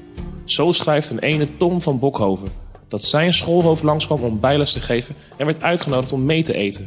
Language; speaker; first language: Dutch; native; Dutch